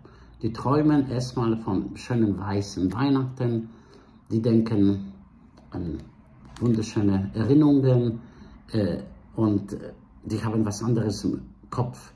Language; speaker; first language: German; non-native, fluent; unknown